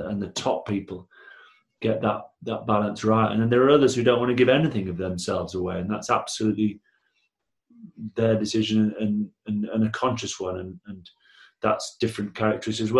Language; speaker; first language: English; native; English